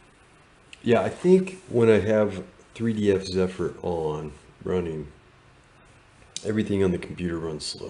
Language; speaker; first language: English; native; English